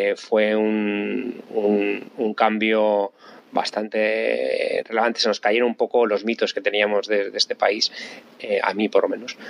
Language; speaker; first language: Spanish; native; Spanish